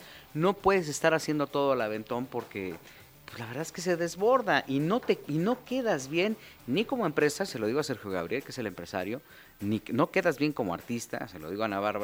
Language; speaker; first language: Spanish; native; Spanish